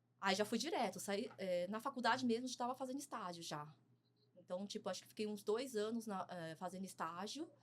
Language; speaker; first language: Portuguese; early bilingual, other home language; Chinese